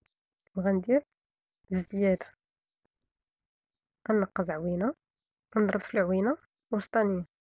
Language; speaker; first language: Arabic; native; Arabic